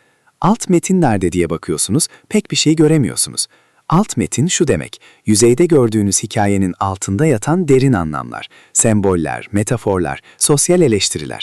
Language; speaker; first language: Turkish; native; Turkish